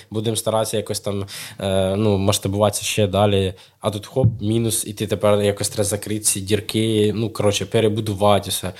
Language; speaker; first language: Ukrainian; non-native, local second language; Russian